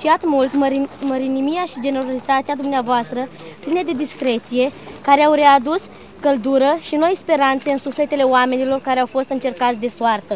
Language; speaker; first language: Romanian; native; Romanian